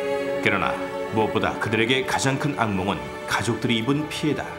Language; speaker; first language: Korean; native; Korean